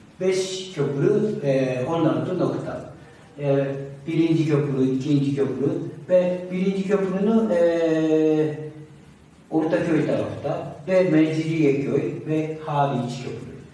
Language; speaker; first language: Turkish; non-native, learner; Japanese